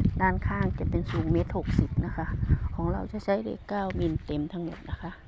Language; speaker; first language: Thai; native; Thai